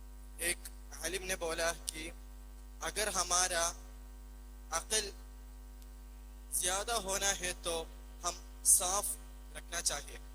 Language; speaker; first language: Hindi; non-native, learner; Malayalam